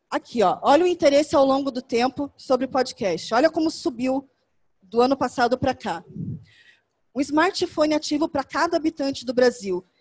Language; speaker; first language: Portuguese; native; Portuguese